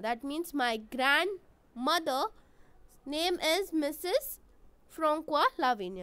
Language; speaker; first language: English; non-native, local second language; Hindi